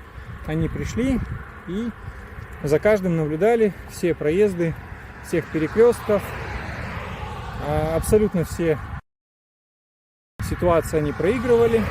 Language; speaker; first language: Russian; native; Russian